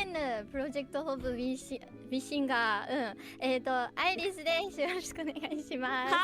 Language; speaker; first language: Japanese; non-native, fluent; English